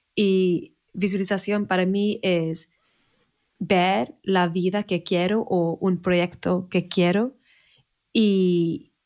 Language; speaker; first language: Spanish; non-native, fluent; English